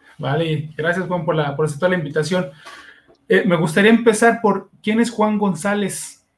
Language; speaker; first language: Spanish; native; Spanish